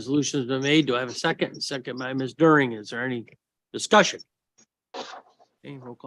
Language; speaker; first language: English; native; English